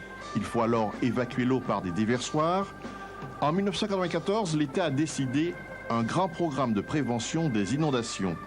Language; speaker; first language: French; native; French